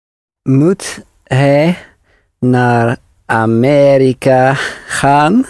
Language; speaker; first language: Dutch; non-native, learner; English